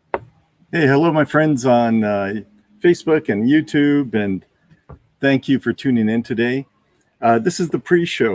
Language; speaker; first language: English; early bilingual, other home language; Greek